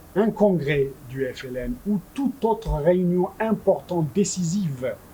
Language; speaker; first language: French; non-native, local second language; Kabyle